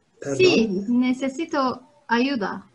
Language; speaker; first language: Spanish; non-native, learner; Turkish